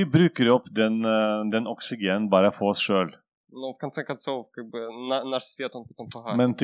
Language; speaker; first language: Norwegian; non-native, fluent; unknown